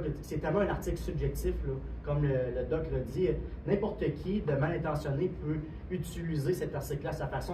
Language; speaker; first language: French; native; French